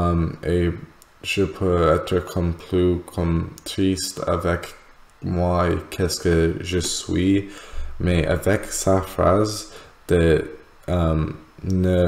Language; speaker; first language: French; non-native, learner; English